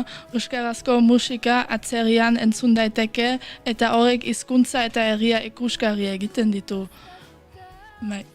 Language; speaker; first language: Basque; early bilingual, heritage; Basque